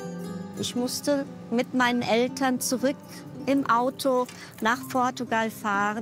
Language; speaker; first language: German; early bilingual, other home language; Portuguese